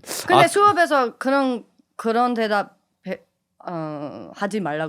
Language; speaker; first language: Korean; early bilingual, heritage; English